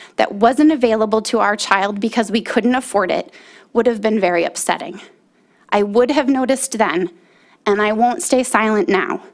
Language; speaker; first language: English; native; English